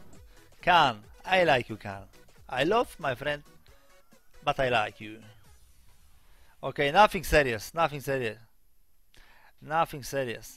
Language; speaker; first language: English; non-native, learner; Polish